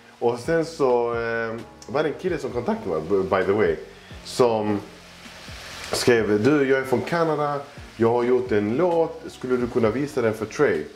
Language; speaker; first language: Swedish; early bilingual, other home language; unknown